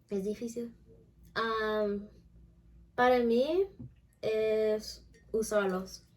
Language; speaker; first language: Spanish; non-native, learner; English